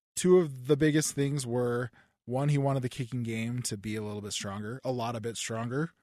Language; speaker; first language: English; native; English